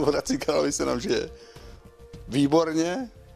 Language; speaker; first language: Czech; non-native, local second language; Romany